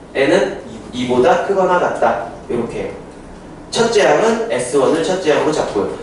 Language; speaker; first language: Korean; native; Korean